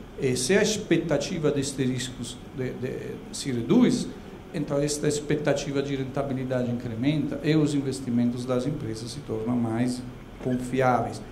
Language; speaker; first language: Portuguese; non-native, fluent; Italian